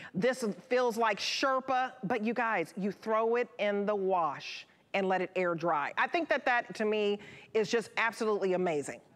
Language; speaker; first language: English; native; English